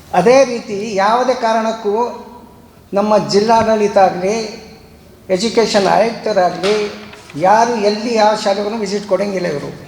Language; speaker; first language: Kannada; non-native, local second language; Lambadi